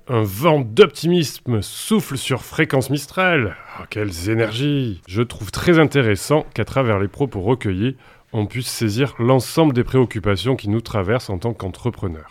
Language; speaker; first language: French; native; French